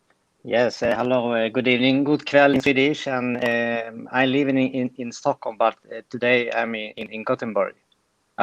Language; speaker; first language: English; non-native, fluent; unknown